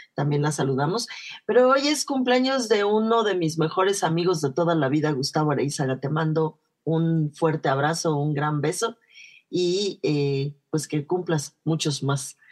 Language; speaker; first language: Spanish; native; Spanish